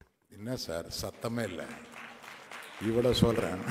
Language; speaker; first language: Tamil; non-native, local second language; Telugu